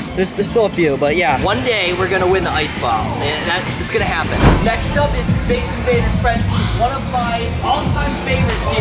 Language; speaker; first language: English; native; English